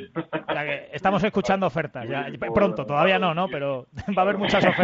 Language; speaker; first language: Spanish; native; Spanish